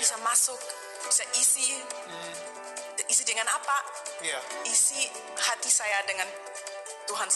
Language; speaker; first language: Indonesian; non-native, fluent; German